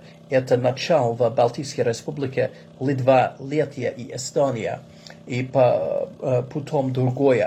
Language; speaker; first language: Russian; non-native, learner; English